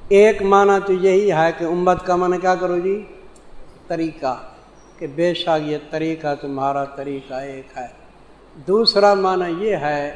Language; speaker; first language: Urdu; non-native, local second language; Saraiki